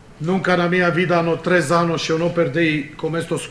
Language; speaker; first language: Portuguese; non-native, fluent; Romanian